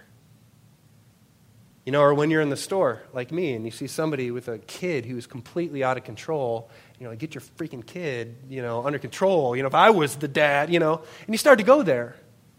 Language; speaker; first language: English; native; English